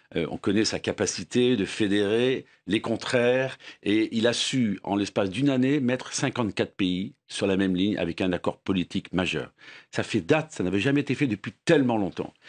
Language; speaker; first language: French; native; French